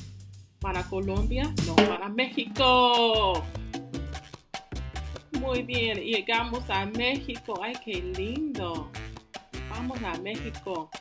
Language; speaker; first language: Spanish; non-native, fluent; English